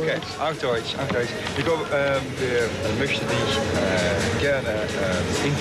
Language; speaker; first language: German; non-native, learner; English